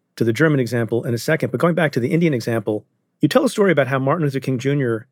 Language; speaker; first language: English; early bilingual, other home language; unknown